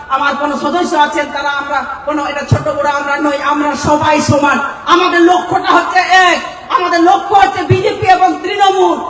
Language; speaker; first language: Bangla; non-native, local second language; Santali